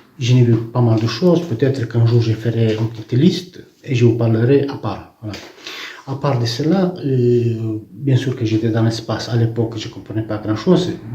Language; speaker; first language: French; non-native, fluent; Romanian